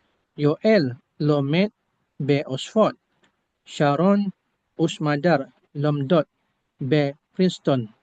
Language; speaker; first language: Hebrew; non-native, learner; Indonesian